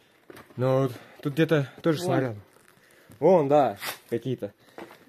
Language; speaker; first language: Russian; native; Russian